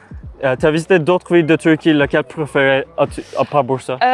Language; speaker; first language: French; non-native, learner; Turkish